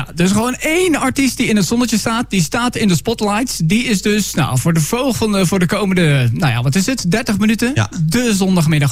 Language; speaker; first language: Dutch; native; Dutch